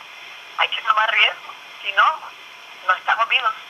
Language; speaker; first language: Spanish; early bilingual, other home language; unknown